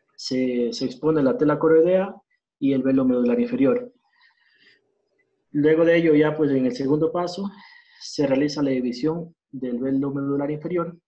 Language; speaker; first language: Spanish; native; Spanish